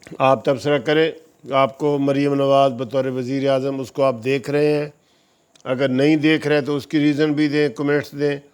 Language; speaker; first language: Urdu; non-native, local second language; Punjabi